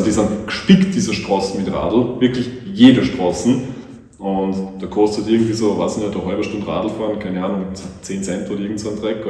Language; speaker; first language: German; native; German